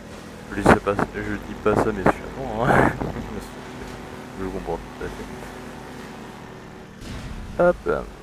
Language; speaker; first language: French; native; French